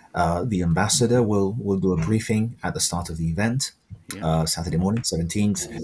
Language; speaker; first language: English; non-native, fluent; Amharic